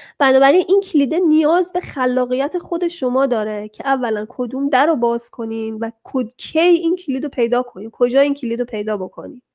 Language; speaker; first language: Persian; early bilingual, heritage; Persian